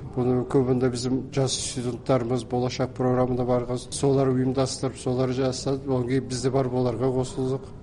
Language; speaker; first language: Kazakh; early bilingual, heritage; Kazakh